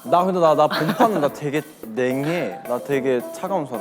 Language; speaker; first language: Korean; native; Korean